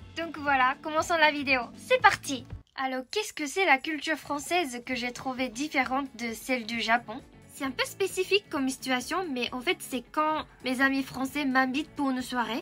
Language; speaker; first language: French; non-native, fluent; Japanese